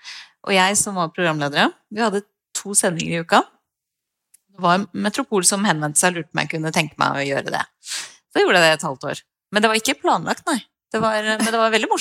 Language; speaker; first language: Norwegian; native; Norwegian